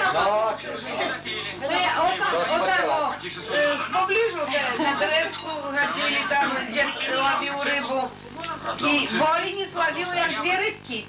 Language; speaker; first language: Polish; non-native, local second language; Belarusian